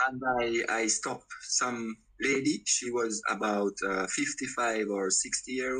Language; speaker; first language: English; non-native, learner; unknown